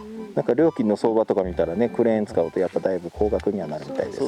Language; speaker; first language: Japanese; native; Japanese